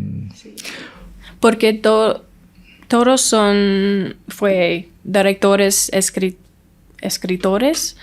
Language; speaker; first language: Spanish; non-native, learner; English